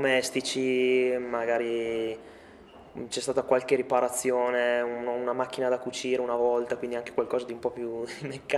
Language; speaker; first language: Italian; native; Italian